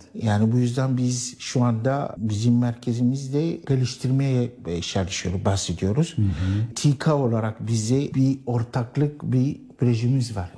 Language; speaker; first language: Turkish; non-native, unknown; Arabic